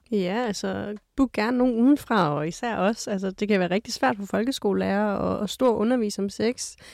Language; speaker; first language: Danish; early bilingual, other home language; Kurdish